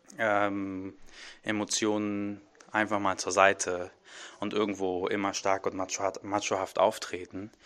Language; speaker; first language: German; early bilingual, other home language; Arabic